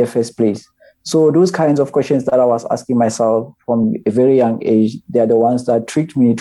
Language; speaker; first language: English; non-native, local second language; Southern Sotho